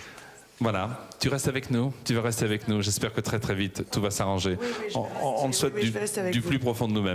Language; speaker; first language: French; native; French